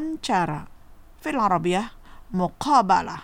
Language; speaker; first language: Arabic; non-native, fluent; Indonesian